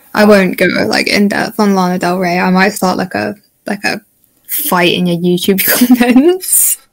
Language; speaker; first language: English; native; English